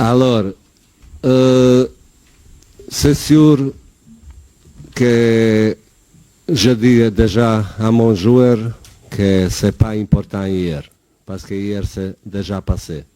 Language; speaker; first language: French; non-native, learner; Bosnian